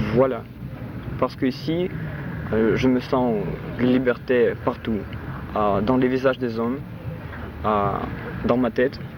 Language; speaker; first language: French; non-native, fluent; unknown